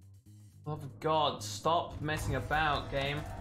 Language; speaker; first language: English; native; English